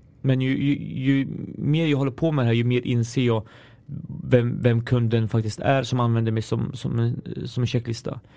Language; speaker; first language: Swedish; early bilingual, other home language; Arabic